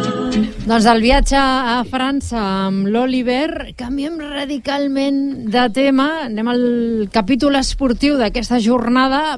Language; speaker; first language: Catalan; native; Catalan